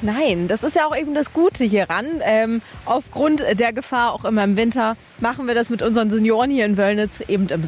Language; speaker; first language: German; native; German